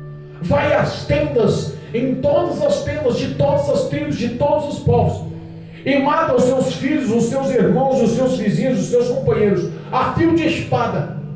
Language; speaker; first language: Portuguese; native; Portuguese